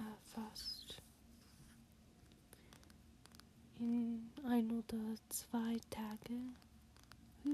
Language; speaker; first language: German; non-native, learner; English